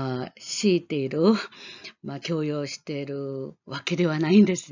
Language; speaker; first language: Japanese; non-native, fluent; Korean